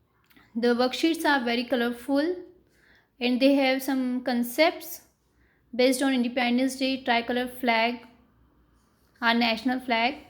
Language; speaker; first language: English; non-native, local second language; Hindi